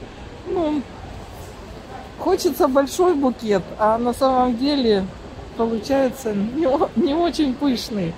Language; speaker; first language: Russian; native; Russian